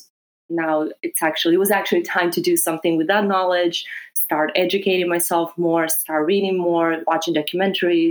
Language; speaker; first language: English; non-native, fluent; Greek